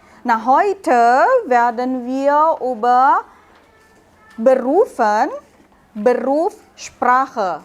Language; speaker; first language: German; non-native, learner; Indonesian